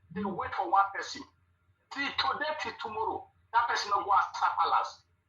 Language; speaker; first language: Nigerian Pidgin; non-native, local second language; Bini